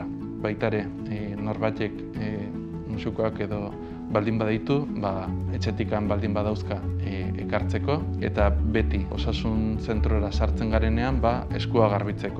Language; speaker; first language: Basque; native; Basque